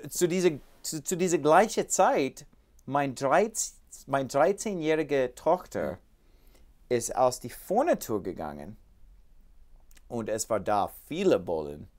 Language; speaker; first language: German; non-native, learner; English